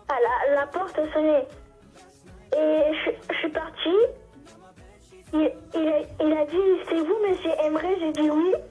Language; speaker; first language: French; early bilingual, other home language; Turkish